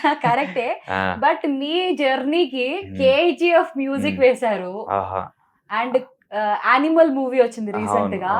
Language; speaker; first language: Telugu; native; Telugu